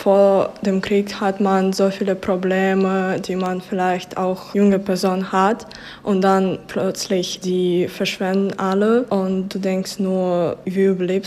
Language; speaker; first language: German; non-native, fluent; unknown